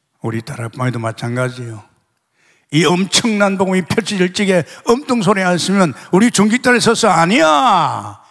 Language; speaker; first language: Korean; native; Korean